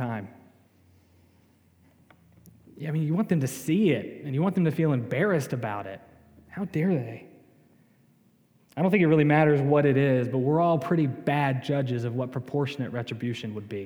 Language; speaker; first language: English; native; English